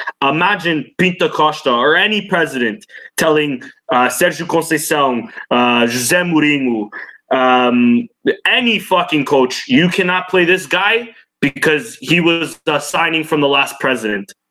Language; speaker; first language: English; early bilingual, other home language; Portuguese